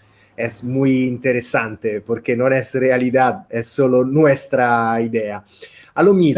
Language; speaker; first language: Spanish; non-native, fluent; Italian